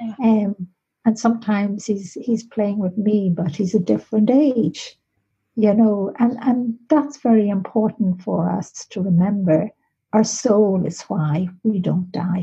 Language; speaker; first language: English; native; English